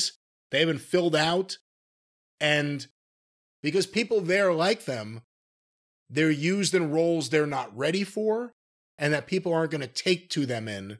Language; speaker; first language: English; native; English